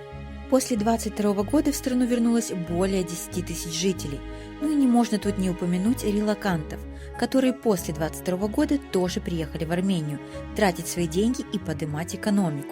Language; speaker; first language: Russian; native; Russian